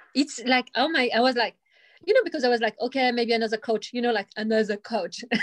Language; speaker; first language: English; early bilingual, other home language; Arabic